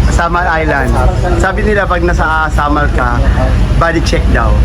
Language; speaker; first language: Filipino; native; Filipino